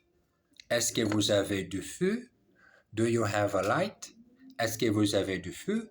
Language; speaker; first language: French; non-native, learner; English